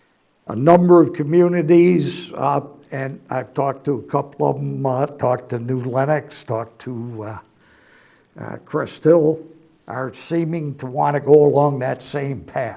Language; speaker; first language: English; native; English